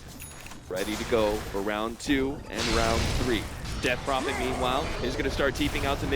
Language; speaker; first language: English; native; English